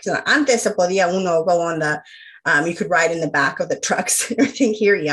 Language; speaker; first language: English; early bilingual, other home language; Spanish